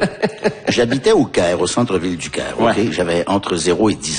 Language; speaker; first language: French; early bilingual, heritage; French